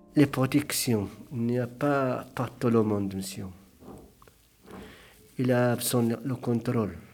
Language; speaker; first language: French; non-native, learner; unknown